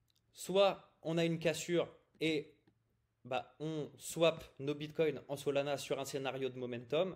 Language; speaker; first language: French; native; French